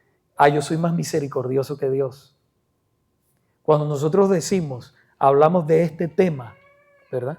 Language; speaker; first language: Spanish; native; Spanish